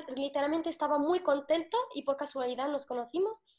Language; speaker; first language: Spanish; non-native, fluent; Arabic